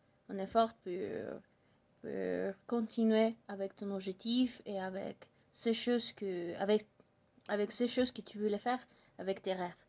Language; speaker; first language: French; non-native, learner; Spanish